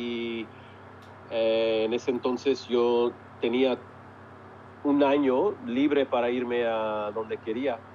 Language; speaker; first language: Spanish; early bilingual, heritage; English